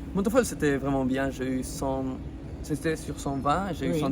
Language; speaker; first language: French; non-native, fluent; Spanish